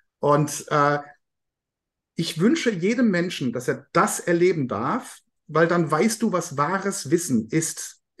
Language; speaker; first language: German; native; German